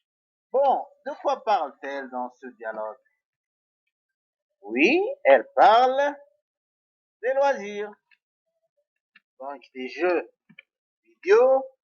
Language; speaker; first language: French; non-native, local second language; Arabic